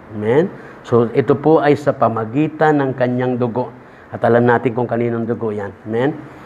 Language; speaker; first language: Filipino; native; Filipino